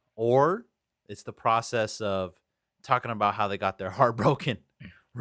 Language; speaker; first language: English; native; English